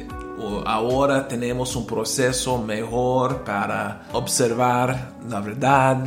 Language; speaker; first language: Spanish; non-native, learner; English